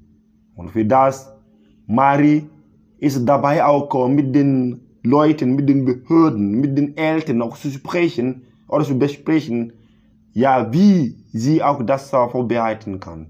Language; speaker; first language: German; non-native, learner; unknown